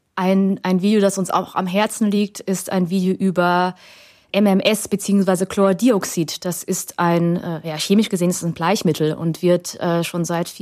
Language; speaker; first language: German; early bilingual, other home language; Vietnamese